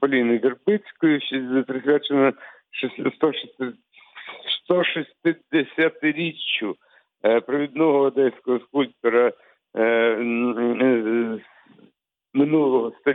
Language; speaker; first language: Ukrainian; non-native, local second language; Russian